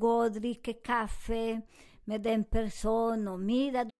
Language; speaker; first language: Swedish; non-native, learner; Spanish